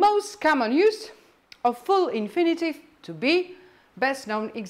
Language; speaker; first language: English; non-native, fluent; Polish